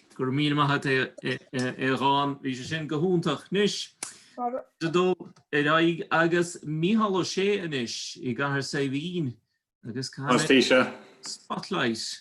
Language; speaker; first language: Irish; native; Irish